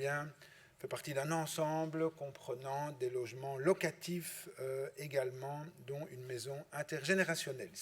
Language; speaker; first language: French; native; French